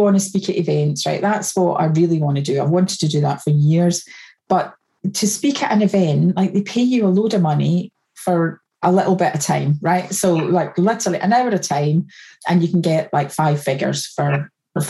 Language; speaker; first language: English; native; English